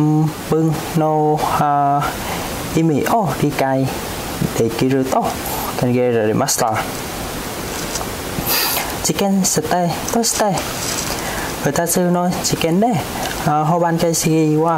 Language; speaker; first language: Japanese; non-native, fluent; Vietnamese